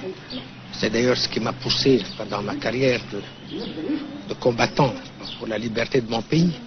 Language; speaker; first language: French; non-native, local second language; Arabic